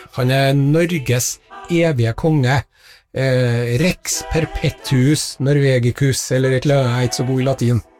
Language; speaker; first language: Norwegian; native; Norwegian